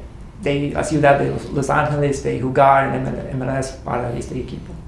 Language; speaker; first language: Spanish; non-native, learner; English